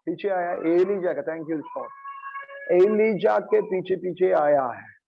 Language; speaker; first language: Hindi; non-native, local second language; Malayalam